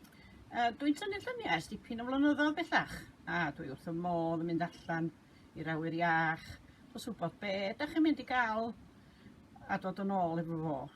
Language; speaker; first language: Welsh; native; Welsh